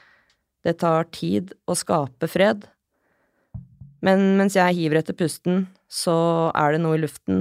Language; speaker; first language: Norwegian; early bilingual, other home language; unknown